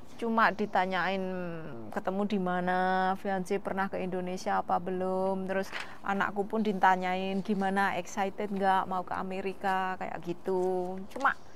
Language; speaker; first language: Indonesian; non-native, local second language; Javanese